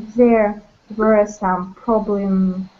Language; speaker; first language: English; non-native, learner; Russian